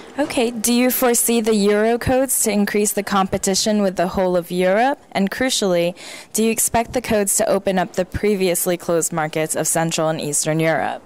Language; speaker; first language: English; native; English